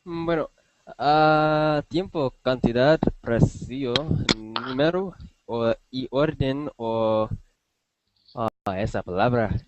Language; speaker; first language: Spanish; non-native, learner; English